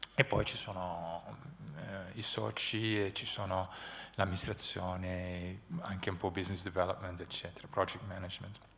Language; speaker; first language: Italian; non-native, fluent; Dutch